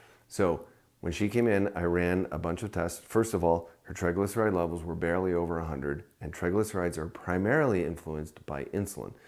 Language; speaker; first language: English; native; English